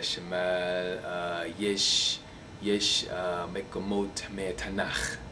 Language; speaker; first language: Hebrew; non-native, learner; English